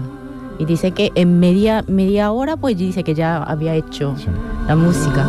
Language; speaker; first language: Spanish; non-native, fluent; Japanese